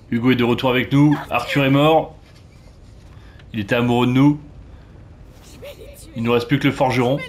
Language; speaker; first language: French; native; French